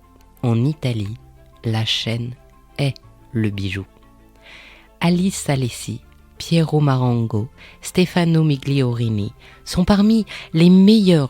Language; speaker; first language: French; native; French